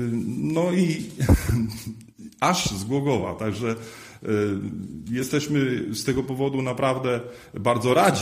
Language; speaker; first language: Polish; native; Polish